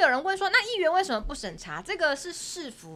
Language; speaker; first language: Chinese; native; Chinese